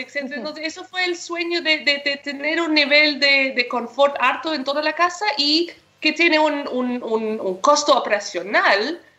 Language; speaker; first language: Spanish; non-native, fluent; English